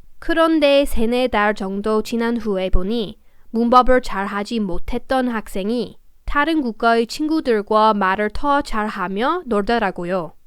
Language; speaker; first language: Korean; non-native, fluent; English